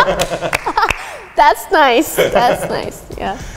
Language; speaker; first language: English; non-native, fluent; Thai